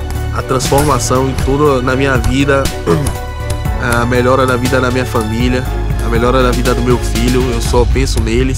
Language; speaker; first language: Portuguese; native; Portuguese